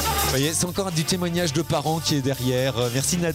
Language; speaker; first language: French; native; French